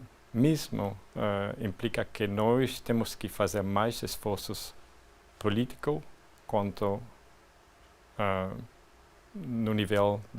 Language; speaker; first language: Portuguese; non-native, fluent; French